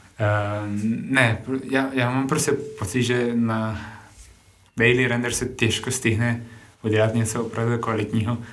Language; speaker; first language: Czech; non-native, fluent; Spanish